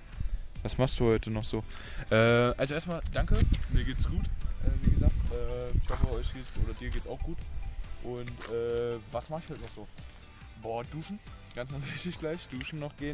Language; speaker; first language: German; native; German